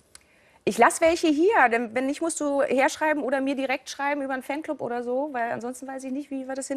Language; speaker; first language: German; native; German